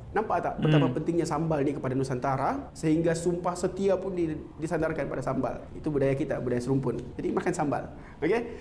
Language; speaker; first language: Malay; native; Malay